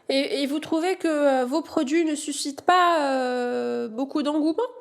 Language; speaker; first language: French; non-native, local second language; Arabic